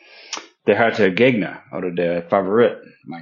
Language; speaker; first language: German; non-native, fluent; English